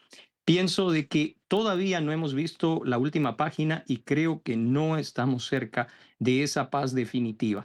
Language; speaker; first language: Spanish; native; Spanish